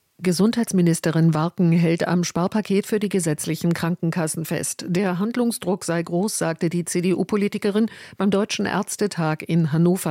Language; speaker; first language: German; native; German